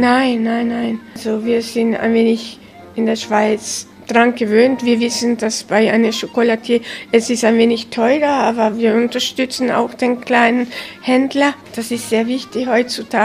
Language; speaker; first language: German; early bilingual, heritage; German